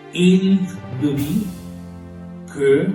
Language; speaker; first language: French; non-native, fluent; Spanish